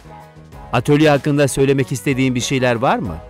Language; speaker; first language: Turkish; native; Turkish